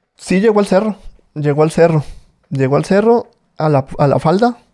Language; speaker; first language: Spanish; native; Spanish